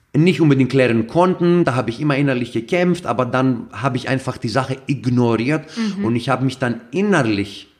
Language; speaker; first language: German; non-native, fluent; Greek